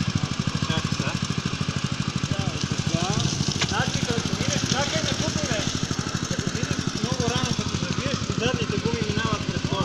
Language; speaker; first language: Bulgarian; native; Bulgarian